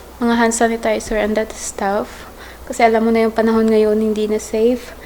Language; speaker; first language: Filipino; native; Filipino